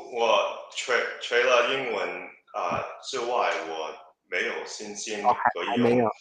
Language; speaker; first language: Chinese; non-native, learner; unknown